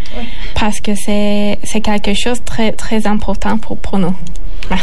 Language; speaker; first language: French; non-native, learner; Turkish